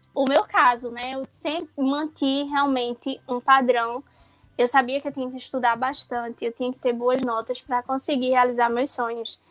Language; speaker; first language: Portuguese; native; Portuguese